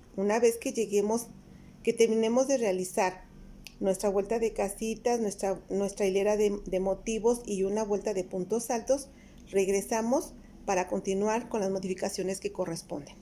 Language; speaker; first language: Spanish; native; Spanish